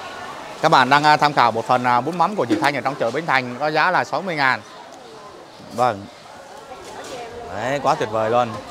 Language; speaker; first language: Vietnamese; native; Vietnamese